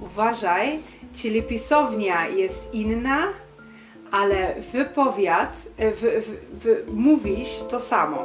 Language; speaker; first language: Polish; non-native, learner; Dutch